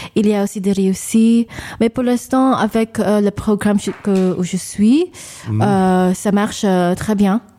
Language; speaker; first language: French; non-native, learner; English